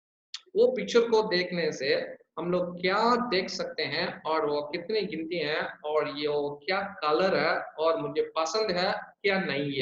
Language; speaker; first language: Hindi; non-native, local second language; Tamil